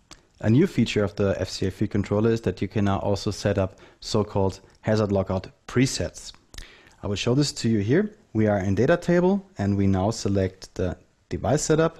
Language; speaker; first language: English; non-native, fluent; German